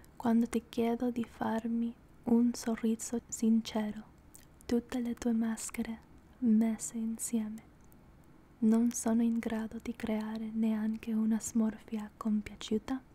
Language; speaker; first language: Italian; non-native, learner; English